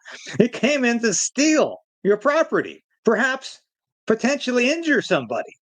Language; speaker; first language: English; native; English